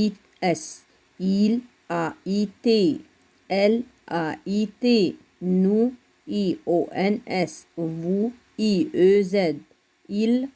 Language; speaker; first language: French; non-native, fluent; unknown